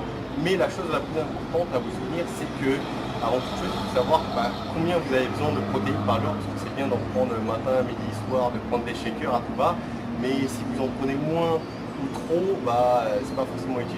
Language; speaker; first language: French; native; French